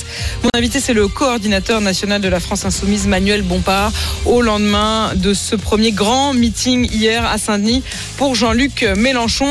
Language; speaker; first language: French; native; French